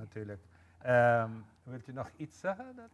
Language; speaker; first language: Dutch; non-native, local second language; Papiamento